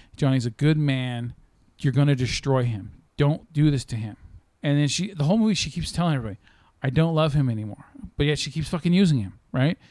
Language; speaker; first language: English; native; English